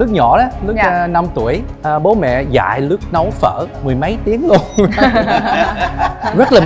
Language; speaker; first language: Vietnamese; early bilingual, heritage; Vietnamese